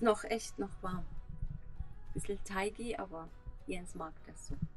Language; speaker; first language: German; non-native, fluent; Arabic